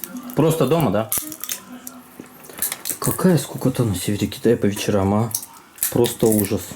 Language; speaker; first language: Russian; native; Russian